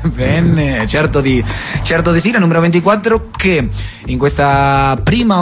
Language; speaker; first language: Italian; native; Italian